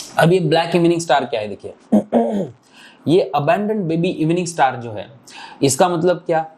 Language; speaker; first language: Hindi; non-native, local second language; Marathi